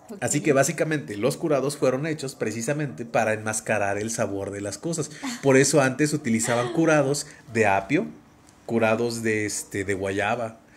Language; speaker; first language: Spanish; native; Spanish